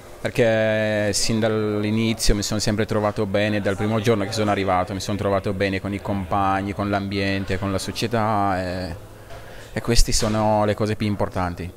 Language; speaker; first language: Italian; non-native, fluent; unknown